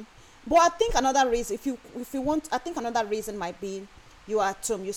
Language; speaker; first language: English; non-native, local second language; Yoruba